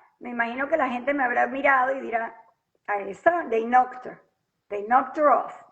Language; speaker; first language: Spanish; native; Spanish